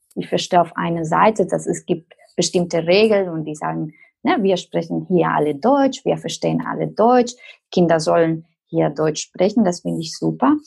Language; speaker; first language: German; non-native, fluent; Spanish